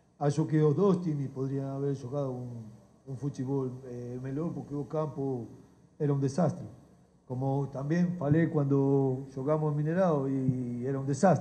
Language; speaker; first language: Portuguese; non-native, learner; Spanish